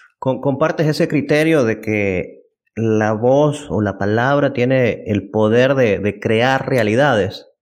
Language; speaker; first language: Spanish; native; Spanish